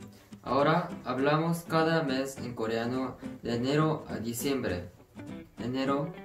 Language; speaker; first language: Spanish; non-native, fluent; Korean